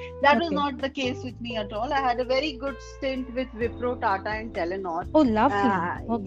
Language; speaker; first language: English; non-native, local second language; Hindi